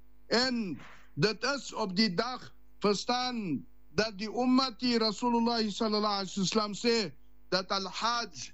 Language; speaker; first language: Dutch; non-native, learner; Afrikaans